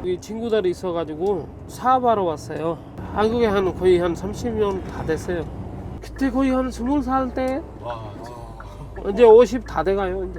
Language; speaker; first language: Korean; non-native, fluent; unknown